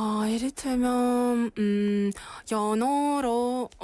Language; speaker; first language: Korean; non-native, learner; Russian